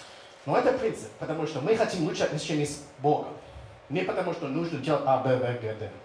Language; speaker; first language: Russian; non-native, fluent; English